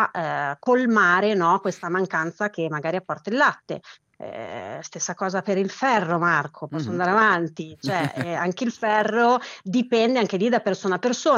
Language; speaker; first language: Italian; native; Italian